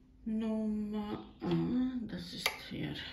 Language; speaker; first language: German; non-native, learner; Croatian